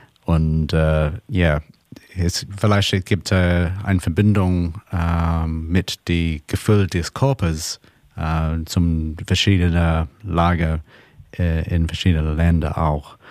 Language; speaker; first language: German; non-native, learner; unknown